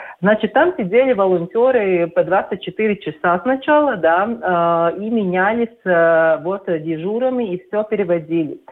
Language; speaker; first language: Russian; non-native, local second language; Latvian